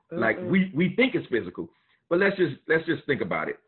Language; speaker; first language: English; native; English